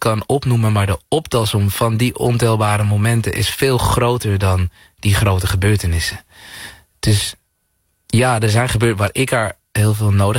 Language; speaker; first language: Dutch; native; Dutch